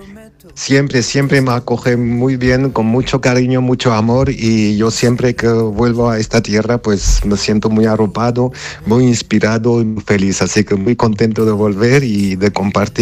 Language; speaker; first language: Spanish; non-native, fluent; Armenian